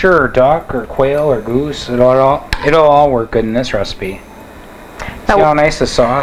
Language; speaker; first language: English; native; English